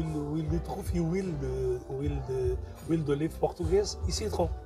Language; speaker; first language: French; non-native, learner; Portuguese